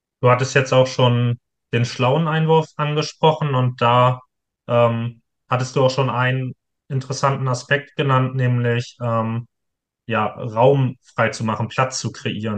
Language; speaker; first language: German; native; German